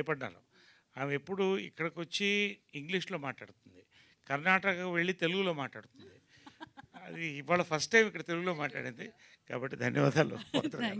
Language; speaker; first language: Telugu; native; Telugu